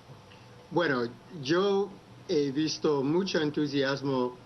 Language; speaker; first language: Spanish; non-native, fluent; English